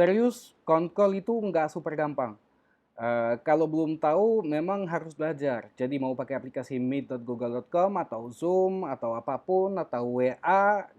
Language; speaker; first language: Indonesian; non-native, fluent; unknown